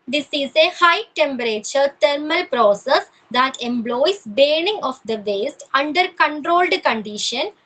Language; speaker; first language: English; non-native, local second language; Malayalam